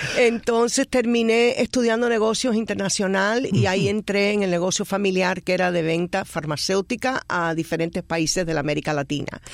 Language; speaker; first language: Spanish; non-native, fluent; English